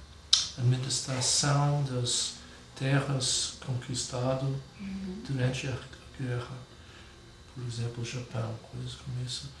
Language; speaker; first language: Portuguese; non-native, fluent; English